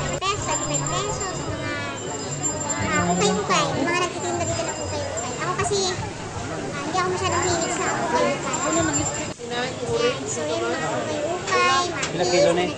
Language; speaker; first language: Filipino; native; Filipino